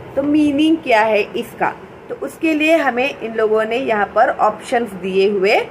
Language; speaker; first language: Hindi; non-native, local second language; Marathi